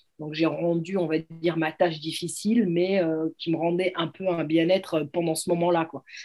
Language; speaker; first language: French; early bilingual, other home language; Arabic